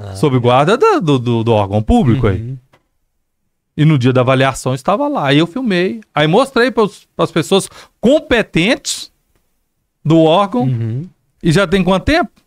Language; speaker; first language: Portuguese; native; Portuguese